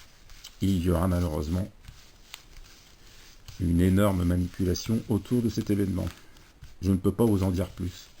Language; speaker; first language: French; native; French